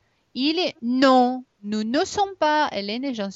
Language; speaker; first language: French; non-native, fluent; Russian